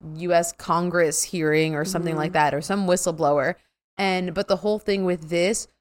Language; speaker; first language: English; native; English